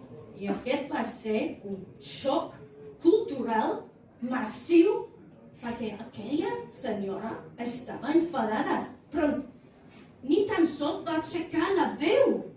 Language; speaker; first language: Catalan; non-native, fluent; English